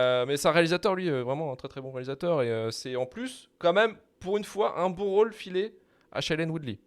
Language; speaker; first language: French; native; French